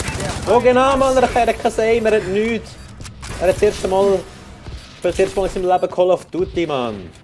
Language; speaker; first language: German; native; German